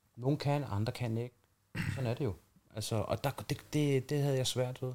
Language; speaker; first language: Danish; early bilingual, other home language; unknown